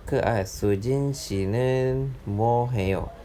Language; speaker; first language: Korean; non-native, fluent; Malay